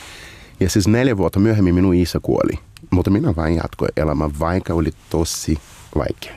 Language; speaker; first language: Finnish; non-native, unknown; Portuguese